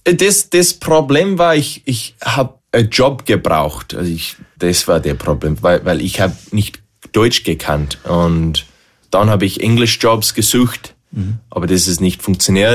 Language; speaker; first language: German; non-native, fluent; English